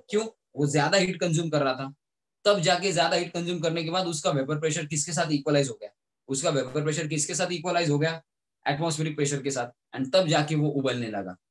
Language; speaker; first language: Hindi; native; Hindi